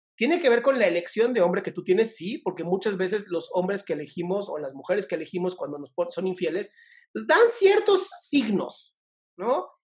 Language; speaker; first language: Spanish; native; Spanish